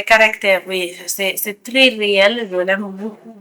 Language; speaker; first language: French; non-native, fluent; Arabic